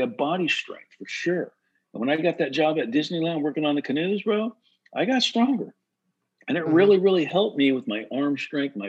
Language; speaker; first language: English; native; English